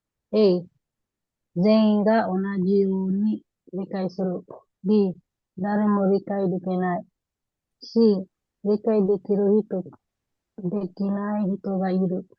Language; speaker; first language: Japanese; non-native, learner; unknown